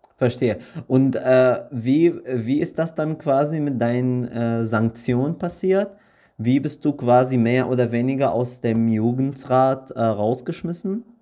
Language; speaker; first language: German; early bilingual, other home language; Arabic